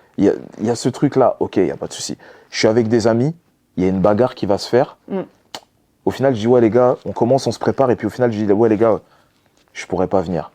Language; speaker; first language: French; early bilingual, other home language; Lingala